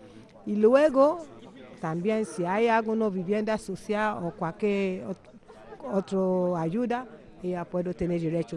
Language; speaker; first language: Spanish; non-native, learner; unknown